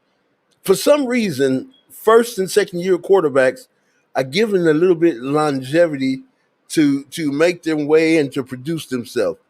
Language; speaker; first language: English; native; English